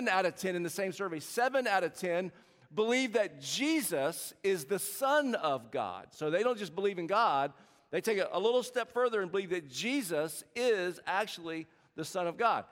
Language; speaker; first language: English; native; English